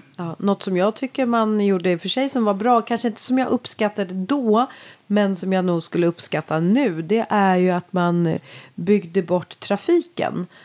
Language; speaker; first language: Swedish; native; Swedish